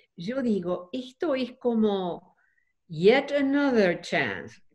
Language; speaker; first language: Spanish; non-native, fluent; Dutch